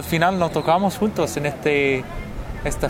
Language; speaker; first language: Spanish; non-native, fluent; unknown